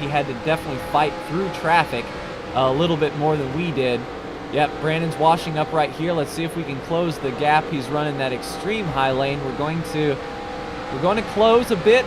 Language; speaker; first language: English; native; English